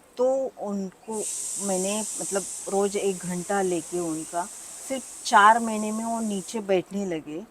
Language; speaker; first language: Hindi; non-native, local second language; Marathi